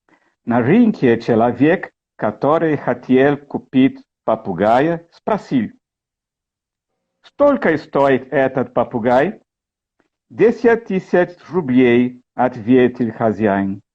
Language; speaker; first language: Russian; non-native, learner; Portuguese